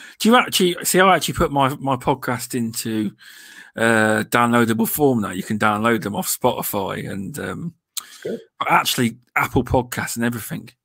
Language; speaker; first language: English; native; English